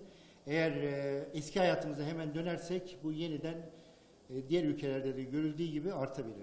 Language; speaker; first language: Turkish; non-native, fluent; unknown